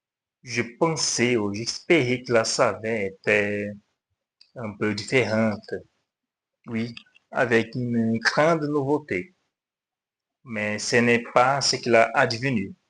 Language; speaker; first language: French; non-native, learner; Portuguese